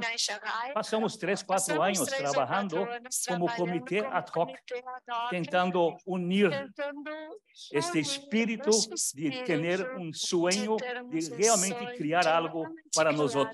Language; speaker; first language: Portuguese; early bilingual, other home language; German